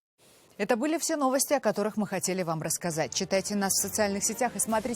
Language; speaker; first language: Russian; native; Russian